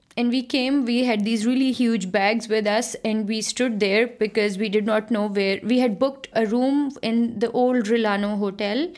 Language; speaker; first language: English; non-native, local second language; Punjabi